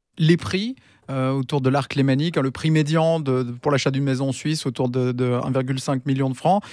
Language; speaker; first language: French; native; French